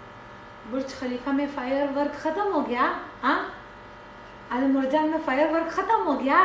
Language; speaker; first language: Hindi; non-native, local second language; Pashto